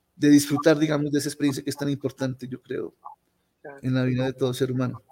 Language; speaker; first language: Spanish; native; Spanish